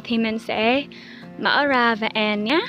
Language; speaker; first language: Vietnamese; non-native, fluent; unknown